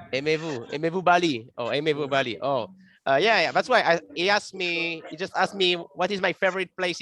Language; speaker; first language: English; non-native, fluent; French